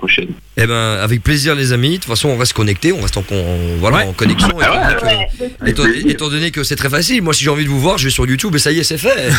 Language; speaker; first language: French; native; French